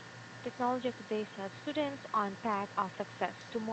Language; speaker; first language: English; non-native, fluent; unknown